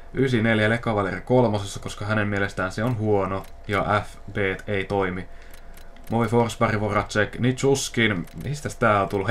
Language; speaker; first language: Finnish; native; Finnish